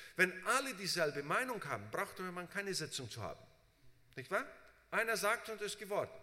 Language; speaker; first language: German; early bilingual, heritage; Portuguese